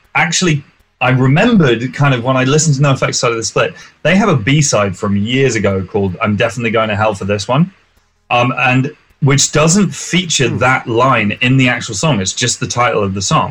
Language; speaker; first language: English; native; English